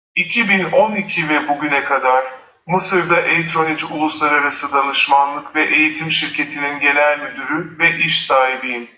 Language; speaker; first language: Turkish; non-native, fluent; Arabic